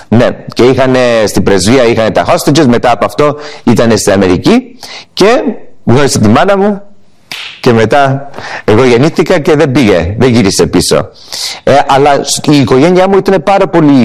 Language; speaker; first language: Greek; early bilingual, heritage; English